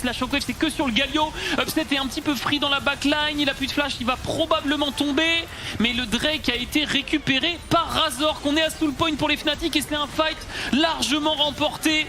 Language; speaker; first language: French; native; French